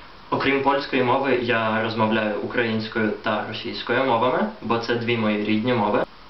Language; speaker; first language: Polish; non-native, fluent; Ukrainian